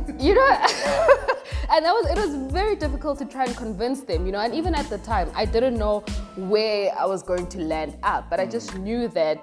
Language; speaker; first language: English; non-native, local second language; Zulu